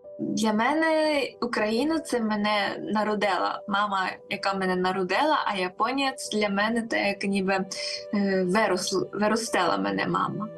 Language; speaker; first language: Ukrainian; early bilingual, heritage; Ukrainian